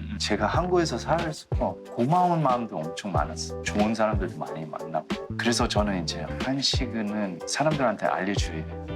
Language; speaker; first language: Korean; early bilingual, heritage; English